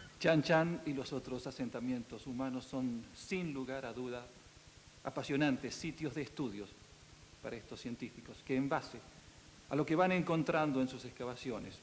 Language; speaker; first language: Spanish; native; Spanish